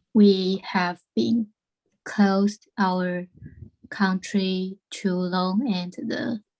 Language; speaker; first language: English; non-native, learner; Chinese